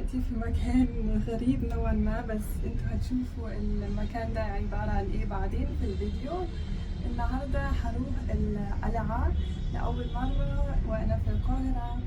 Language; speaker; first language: Arabic; non-native, fluent; German